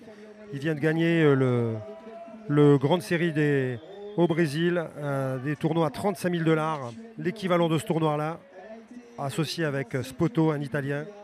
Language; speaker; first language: French; native; French